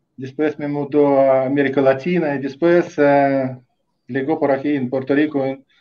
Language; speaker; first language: Spanish; non-native, fluent; Russian